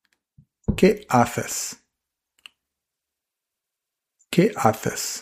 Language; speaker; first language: Spanish; non-native, fluent; German